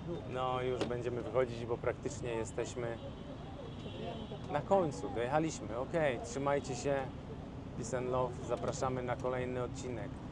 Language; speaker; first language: Polish; native; Polish